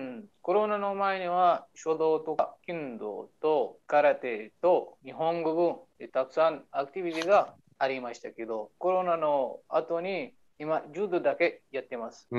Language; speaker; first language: Japanese; non-native, learner; Arabic